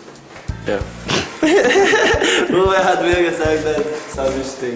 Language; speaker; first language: German; non-native, learner; Spanish